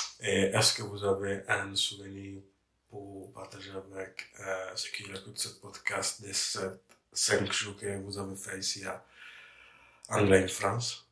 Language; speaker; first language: French; non-native, learner; English